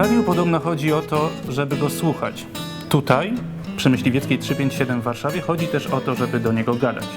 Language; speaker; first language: Polish; native; Polish